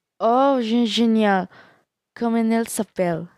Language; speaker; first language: French; non-native, learner; Spanish